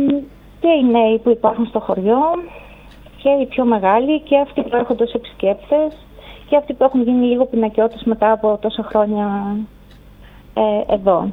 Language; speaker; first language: Greek; native; Greek